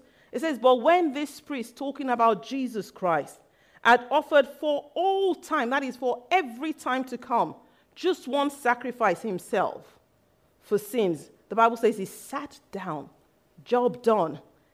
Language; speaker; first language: English; non-native, local second language; Yoruba